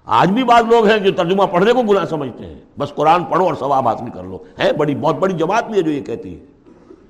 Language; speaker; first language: Urdu; native; Urdu